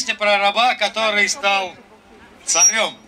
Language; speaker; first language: Russian; native; Russian